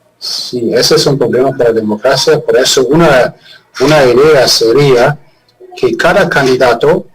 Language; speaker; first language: Spanish; non-native, fluent; German